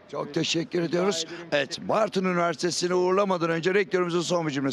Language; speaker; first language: Turkish; native; Turkish